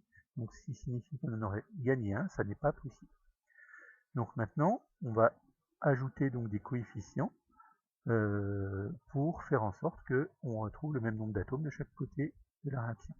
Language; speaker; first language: French; native; French